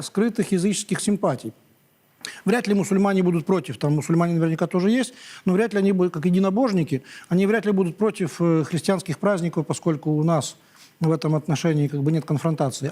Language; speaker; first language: Russian; native; Russian